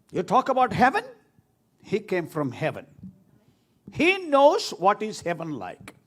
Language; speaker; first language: English; non-native, local second language; Malayalam